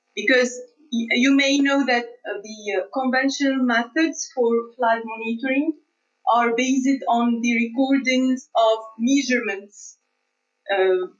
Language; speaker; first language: English; non-native, fluent; Arabic